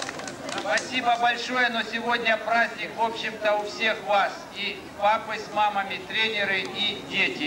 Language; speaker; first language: Russian; native; Russian